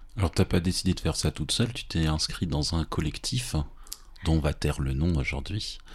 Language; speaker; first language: French; native; French